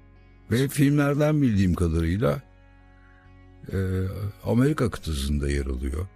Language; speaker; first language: Turkish; native; Turkish